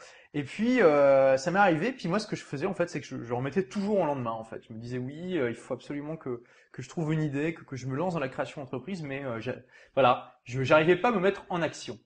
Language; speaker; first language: French; native; French